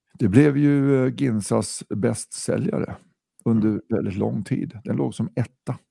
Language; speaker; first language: Swedish; native; Swedish